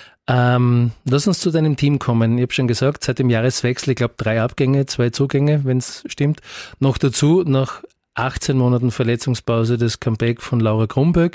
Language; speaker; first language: German; native; German